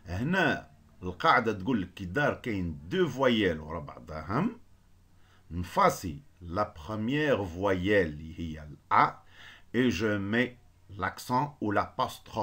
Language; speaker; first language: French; non-native, local second language; Arabic